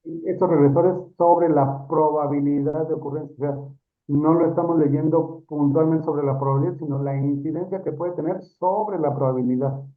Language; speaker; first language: Spanish; native; Spanish